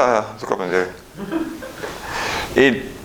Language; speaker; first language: Russian; non-native, learner; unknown